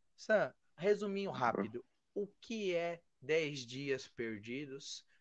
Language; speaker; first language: Portuguese; native; Portuguese